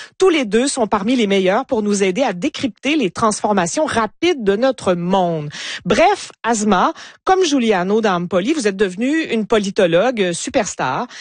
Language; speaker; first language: French; native; French